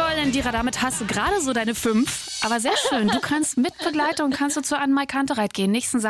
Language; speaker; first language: German; native; German